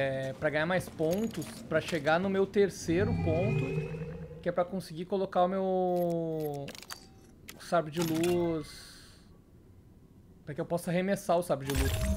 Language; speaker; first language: Portuguese; native; Portuguese